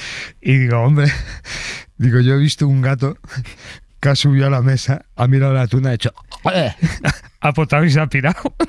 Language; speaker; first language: Spanish; native; Spanish